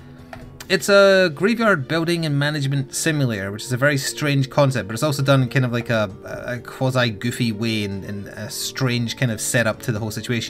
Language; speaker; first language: English; native; English